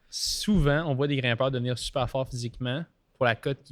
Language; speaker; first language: French; native; French